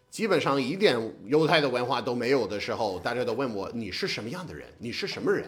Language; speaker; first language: Chinese; non-native, fluent; English